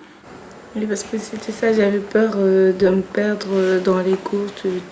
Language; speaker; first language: French; non-native, local second language; Comorian